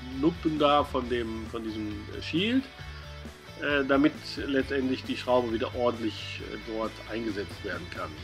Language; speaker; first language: German; native; German